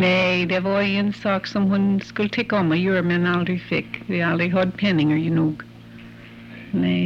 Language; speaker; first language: Swedish; early bilingual, heritage; English